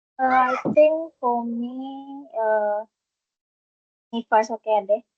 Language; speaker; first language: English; non-native, learner; Indonesian